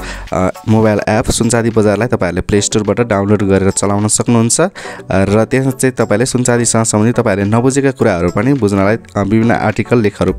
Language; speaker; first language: Nepali; native; Nepali